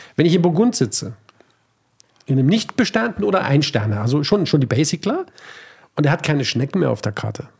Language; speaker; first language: German; native; German